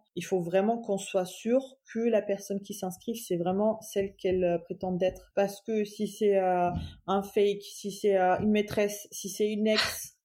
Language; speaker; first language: French; non-native, fluent; German